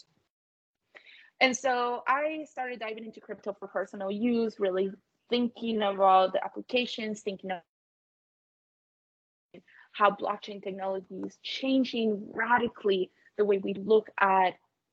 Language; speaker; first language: English; non-native, fluent; Spanish